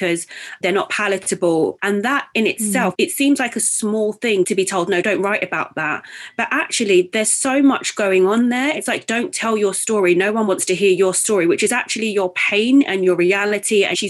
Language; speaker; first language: English; native; English